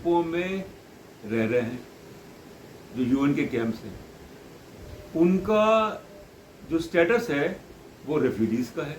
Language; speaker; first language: Urdu; native; Urdu